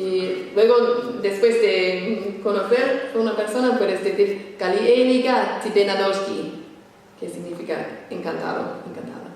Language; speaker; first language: Spanish; non-native, fluent; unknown